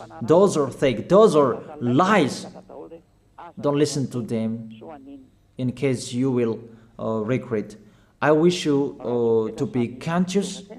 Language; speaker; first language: English; non-native, fluent; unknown